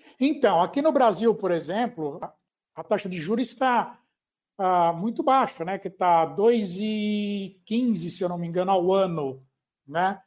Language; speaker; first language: Portuguese; native; Portuguese